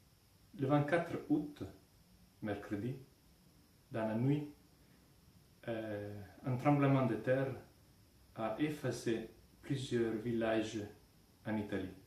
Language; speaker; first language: French; non-native, fluent; Italian